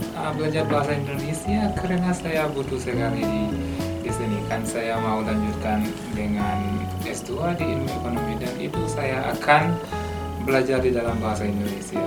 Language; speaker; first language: Indonesian; non-native, learner; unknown